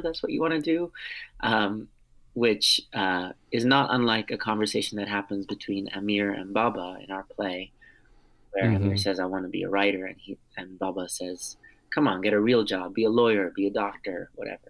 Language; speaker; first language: English; early bilingual, other home language; Armenian